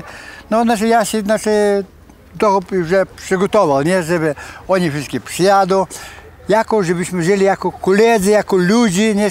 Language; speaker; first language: Polish; non-native, local second language; Ukrainian